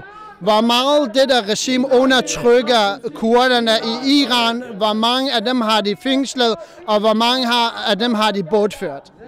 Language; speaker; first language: Danish; non-native, fluent; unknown